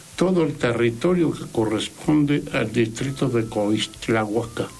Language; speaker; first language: Spanish; non-native, local second language; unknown